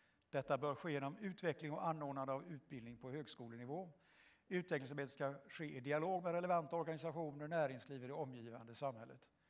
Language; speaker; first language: Swedish; native; Swedish